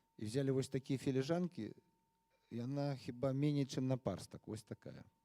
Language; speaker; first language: Belarusian; non-native, local second language; Russian